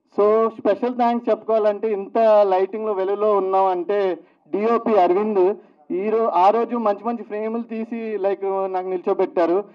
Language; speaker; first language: Telugu; native; Telugu